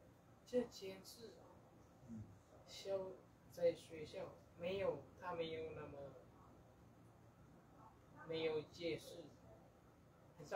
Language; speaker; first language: Chinese; non-native, learner; Indonesian